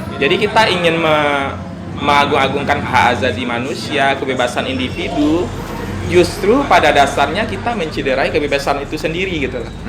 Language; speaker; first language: Indonesian; non-native, local second language; Minangkabau